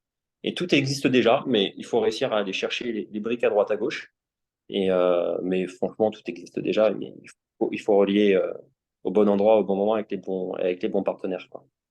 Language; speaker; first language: French; native; French